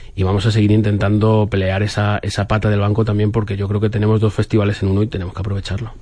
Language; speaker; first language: Spanish; native; Spanish